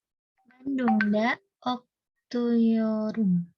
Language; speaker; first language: Turkish; non-native, learner; Indonesian